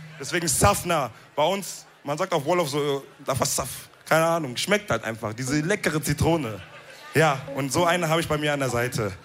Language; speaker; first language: German; early bilingual, other home language; Wolof